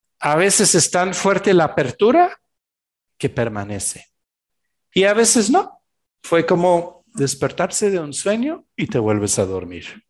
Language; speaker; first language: Spanish; non-native, fluent; French